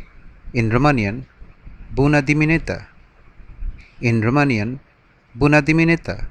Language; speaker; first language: Romanian; non-native, learner; Bangla